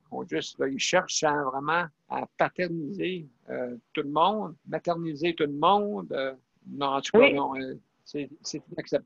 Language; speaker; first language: French; native; French